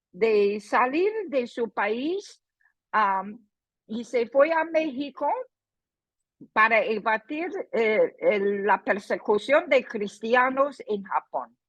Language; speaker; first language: Spanish; non-native, fluent; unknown